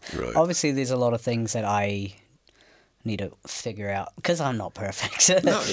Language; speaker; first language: English; native; English